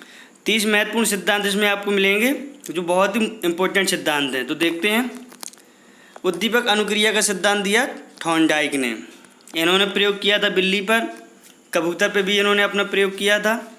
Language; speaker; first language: Hindi; native; Hindi